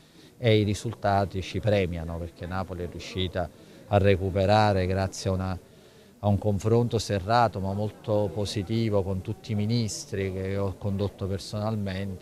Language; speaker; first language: Italian; native; Italian